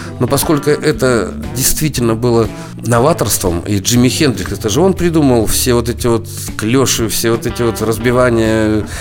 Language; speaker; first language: Russian; native; Russian